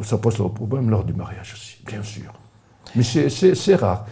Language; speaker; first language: French; non-native, local second language; Arabic